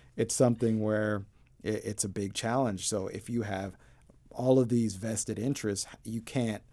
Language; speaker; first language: English; native; English